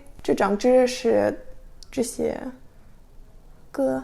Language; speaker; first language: Chinese; non-native, learner; Russian